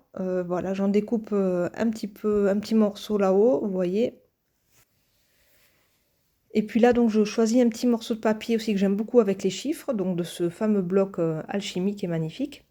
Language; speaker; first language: French; native; French